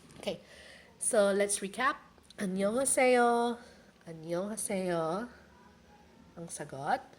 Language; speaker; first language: Filipino; native; Filipino